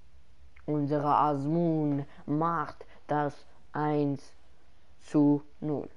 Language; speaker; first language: German; early bilingual, other home language; Persian